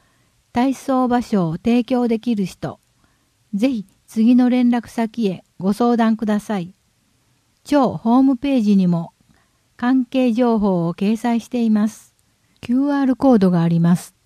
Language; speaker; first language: Japanese; native; Japanese